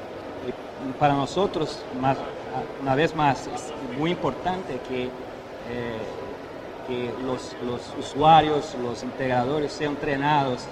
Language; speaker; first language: Spanish; non-native, fluent; Portuguese